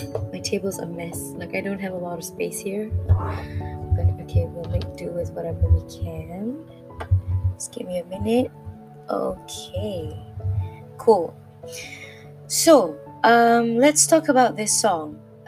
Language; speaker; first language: English; non-native, local second language; Malay